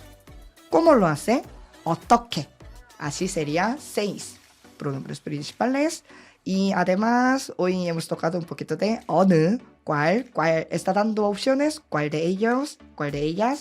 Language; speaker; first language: Spanish; non-native, learner; Korean